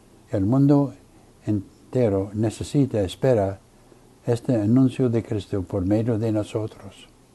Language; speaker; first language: Spanish; non-native, fluent; English